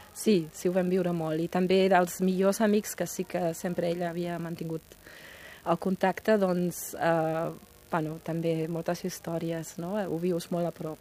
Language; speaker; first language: Catalan; non-native, fluent; German